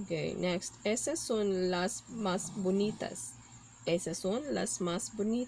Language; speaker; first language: Spanish; non-native, learner; Cebuano